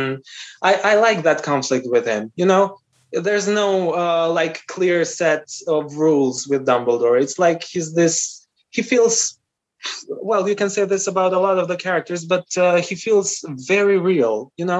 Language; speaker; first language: English; non-native, fluent; Albanian